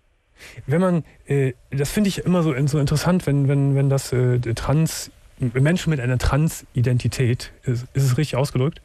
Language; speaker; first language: German; native; German